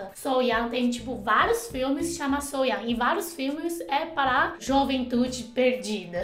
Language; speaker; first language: Portuguese; non-native, fluent; Chinese